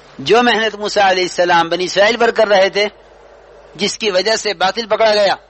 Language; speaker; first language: Urdu; native; Urdu